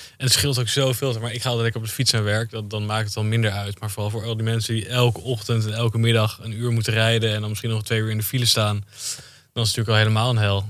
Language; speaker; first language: Dutch; native; Dutch